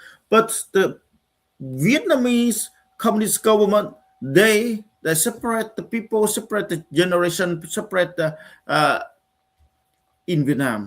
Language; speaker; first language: English; non-native, learner; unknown